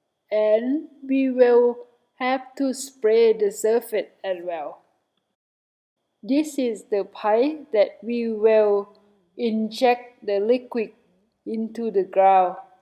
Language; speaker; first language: English; non-native, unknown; Thai